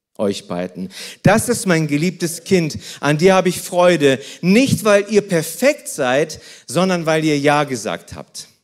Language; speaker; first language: German; early bilingual, other home language; Russian